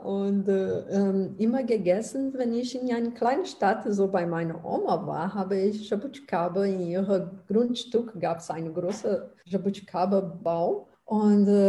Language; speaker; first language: German; non-native, fluent; Portuguese